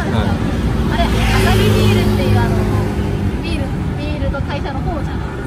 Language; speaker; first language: Japanese; native; Japanese